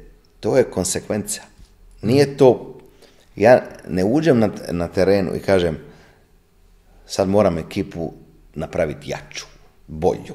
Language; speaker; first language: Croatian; non-native, fluent; Italian